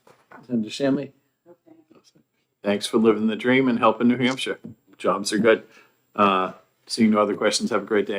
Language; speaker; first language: English; native; English